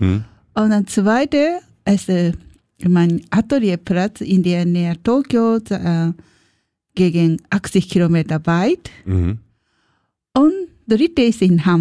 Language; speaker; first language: German; non-native, learner; Japanese